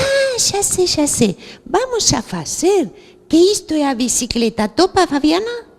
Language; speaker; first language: Portuguese; non-native, fluent; Spanish